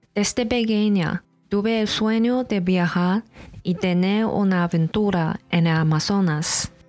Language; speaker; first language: Spanish; non-native, learner; Chinese